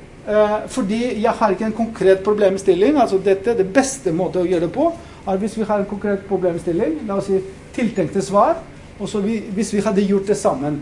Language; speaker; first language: Norwegian; non-native, fluent; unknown